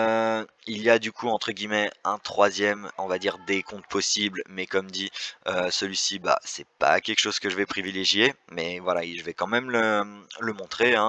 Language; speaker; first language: French; native; French